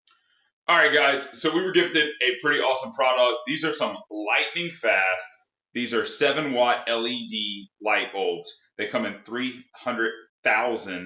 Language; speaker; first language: English; native; English